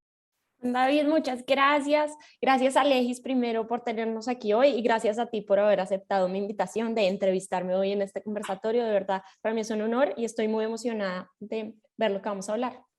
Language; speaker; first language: Spanish; native; Spanish